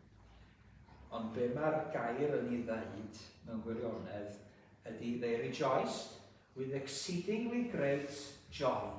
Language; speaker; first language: Welsh; native; Welsh